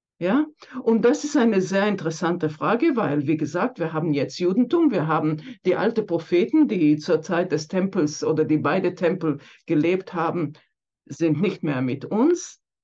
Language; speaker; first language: German; non-native, fluent; Hebrew